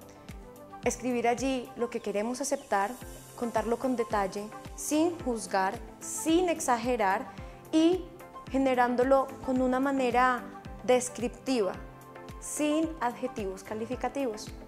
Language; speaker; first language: Spanish; native; Spanish